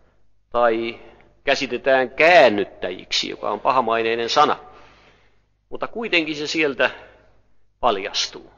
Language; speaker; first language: Finnish; native; Finnish